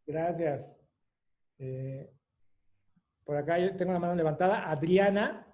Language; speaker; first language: Spanish; native; Spanish